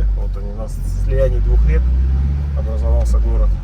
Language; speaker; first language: Russian; native; Russian